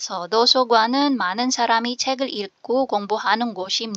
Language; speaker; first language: Korean; non-native, fluent; Filipino